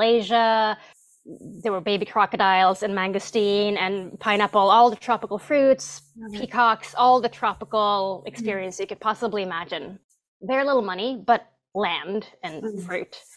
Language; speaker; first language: English; non-native, fluent; Swedish